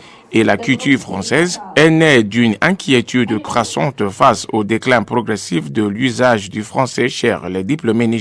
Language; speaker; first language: French; non-native, fluent; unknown